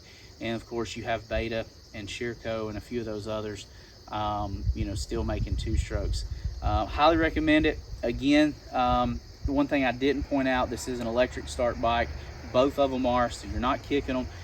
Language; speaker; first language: English; native; English